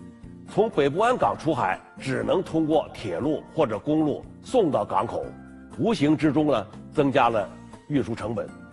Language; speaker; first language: Chinese; native; Chinese